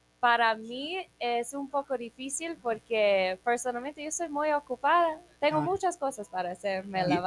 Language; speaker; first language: Spanish; non-native, learner; English